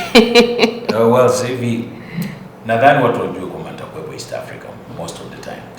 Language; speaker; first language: English; non-native, local second language; Swahili